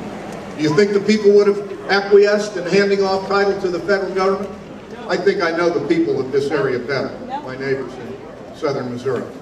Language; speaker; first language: English; native; English